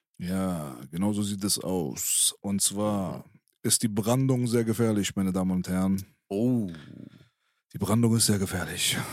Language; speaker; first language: German; early bilingual, other home language; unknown